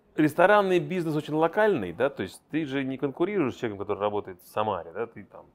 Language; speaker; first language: Russian; native; Russian